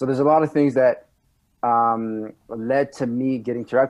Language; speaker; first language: English; non-native, fluent; French